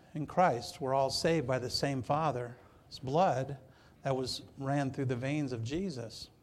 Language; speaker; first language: English; native; English